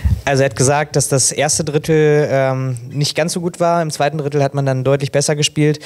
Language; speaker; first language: German; native; German